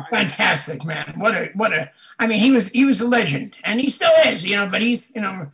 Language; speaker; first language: English; native; English